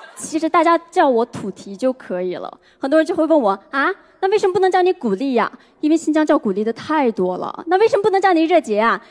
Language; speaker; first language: Chinese; non-native, local second language; Uyghur